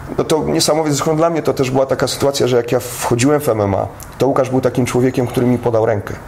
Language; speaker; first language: Polish; native; Polish